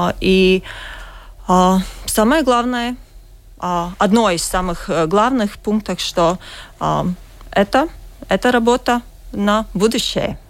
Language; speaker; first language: Russian; non-native, learner; Latvian